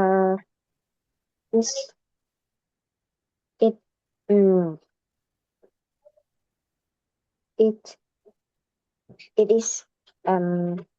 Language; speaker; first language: English; non-native, learner; Vietnamese